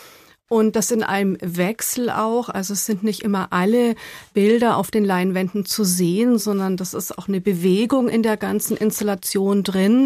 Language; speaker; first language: German; native; German